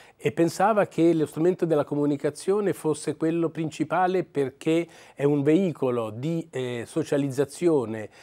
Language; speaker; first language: Italian; native; Italian